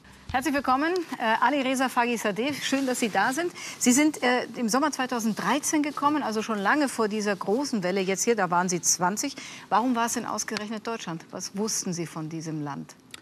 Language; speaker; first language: German; native; German